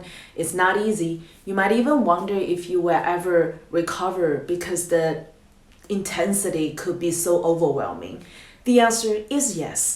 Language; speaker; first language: English; non-native, fluent; Chinese